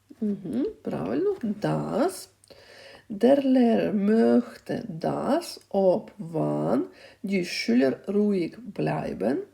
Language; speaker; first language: German; non-native, fluent; Ukrainian